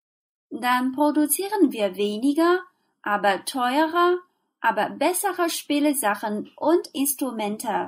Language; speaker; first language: German; non-native, fluent; Chinese